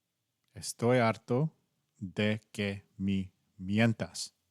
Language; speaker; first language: Spanish; non-native, learner; English